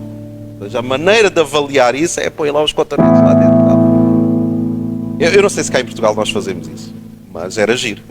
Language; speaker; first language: Portuguese; native; Portuguese